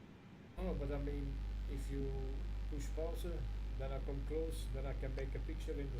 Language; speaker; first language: English; non-native, learner; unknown